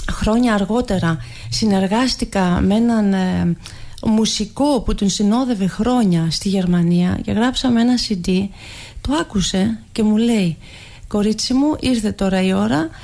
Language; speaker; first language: Greek; early bilingual, heritage; Greek